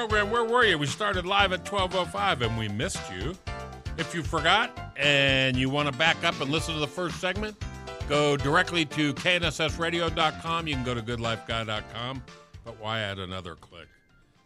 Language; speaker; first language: English; native; English